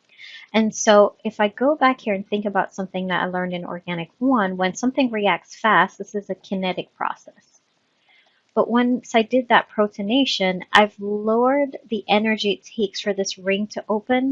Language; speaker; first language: English; native; English